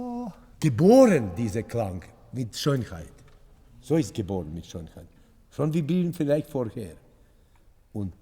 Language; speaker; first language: German; non-native, learner; Latvian